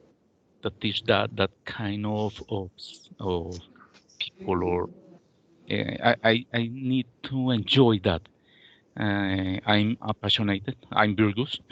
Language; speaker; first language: English; non-native, learner; Spanish